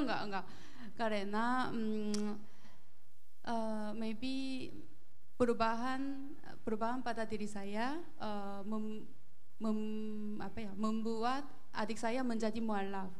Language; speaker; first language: Indonesian; non-native, learner; Korean